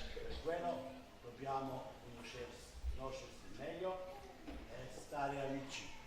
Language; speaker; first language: Italian; non-native, learner; Slovenian